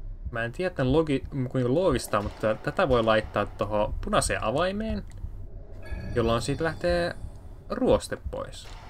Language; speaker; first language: Finnish; native; Finnish